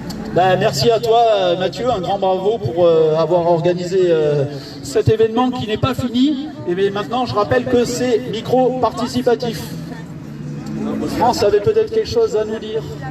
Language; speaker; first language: French; native; French